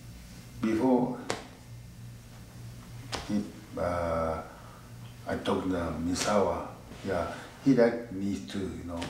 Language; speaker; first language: English; non-native, learner; Japanese